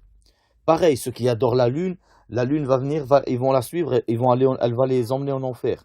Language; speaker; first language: French; native; French